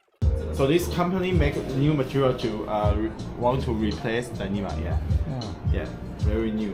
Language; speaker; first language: English; non-native, learner; Chinese